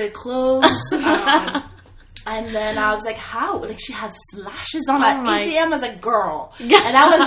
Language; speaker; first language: English; non-native, fluent; Malagasy